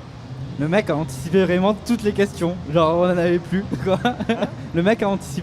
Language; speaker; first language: French; native; French